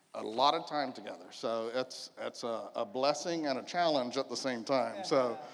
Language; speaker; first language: English; native; English